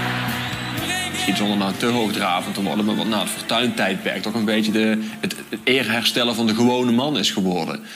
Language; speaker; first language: Dutch; native; Dutch